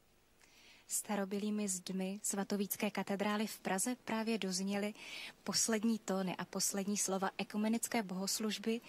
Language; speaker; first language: Czech; native; Czech